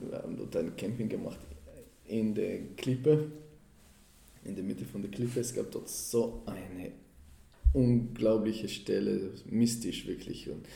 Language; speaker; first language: German; non-native, fluent; Hebrew